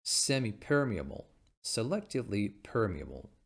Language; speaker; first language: English; non-native, fluent; Persian